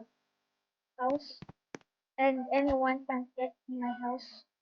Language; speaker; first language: English; non-native, learner; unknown